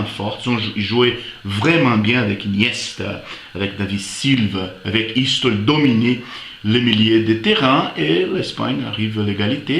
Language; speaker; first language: French; non-native, fluent; Portuguese